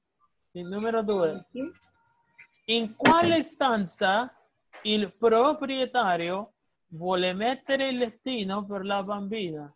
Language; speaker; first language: Italian; non-native, fluent; Spanish